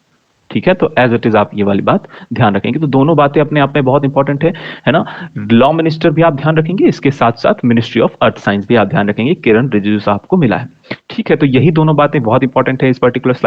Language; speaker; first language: Hindi; native; Hindi